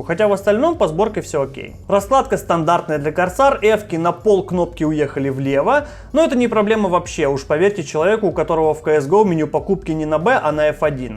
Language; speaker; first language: Russian; native; Russian